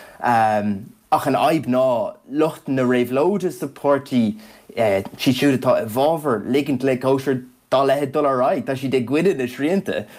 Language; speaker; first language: Irish; native; Irish